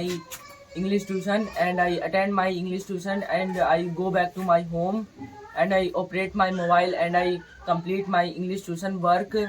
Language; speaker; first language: English; non-native, learner; Hindi